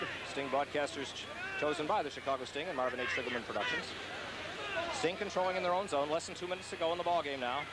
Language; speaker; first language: English; native; English